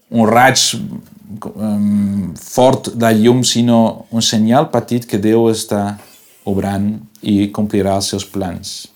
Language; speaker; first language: Catalan; non-native, local second language; Spanish